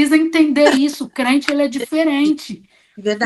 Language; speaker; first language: Portuguese; native; Portuguese